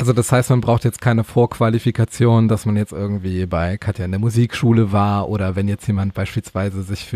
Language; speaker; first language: German; native; German